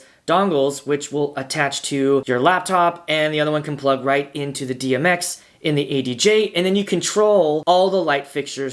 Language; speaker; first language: English; native; English